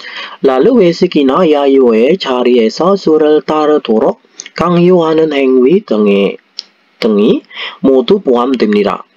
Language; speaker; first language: Korean; non-native, learner; Indonesian